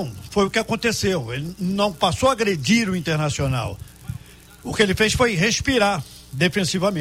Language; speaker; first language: Portuguese; native; Portuguese